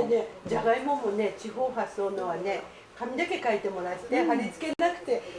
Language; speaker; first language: Japanese; native; Japanese